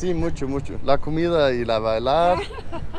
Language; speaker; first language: Spanish; non-native, learner; Danish